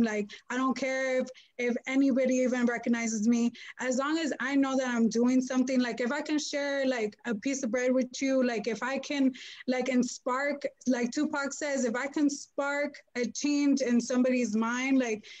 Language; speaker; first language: English; early bilingual, other home language; Spanish